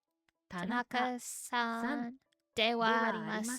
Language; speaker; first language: Japanese; non-native, learner; English